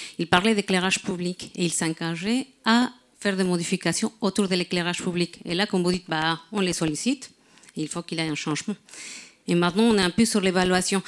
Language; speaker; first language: French; non-native, fluent; Spanish